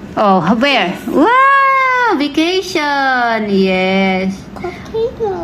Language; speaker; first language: English; non-native, learner; Filipino